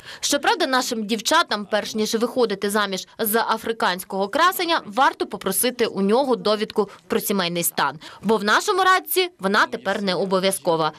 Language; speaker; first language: Ukrainian; native; Ukrainian